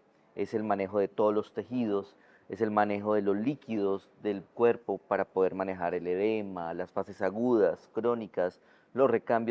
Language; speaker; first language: Spanish; native; Spanish